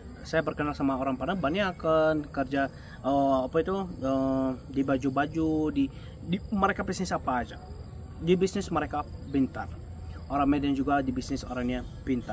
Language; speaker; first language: Indonesian; non-native, fluent; Arabic